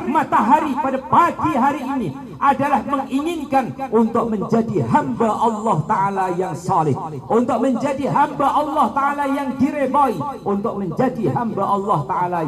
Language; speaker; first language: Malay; non-native, local second language; Javanese